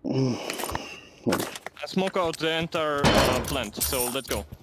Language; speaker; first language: English; non-native, learner; Russian